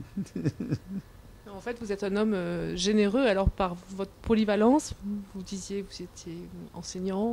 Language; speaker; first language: French; native; French